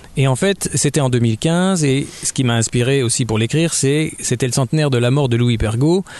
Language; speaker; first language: French; native; French